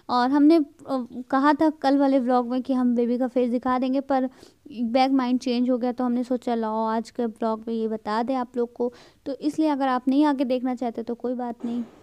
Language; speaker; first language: Hindi; native; Hindi